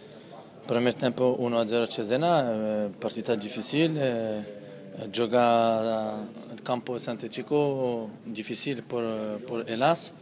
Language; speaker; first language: Italian; non-native, learner; French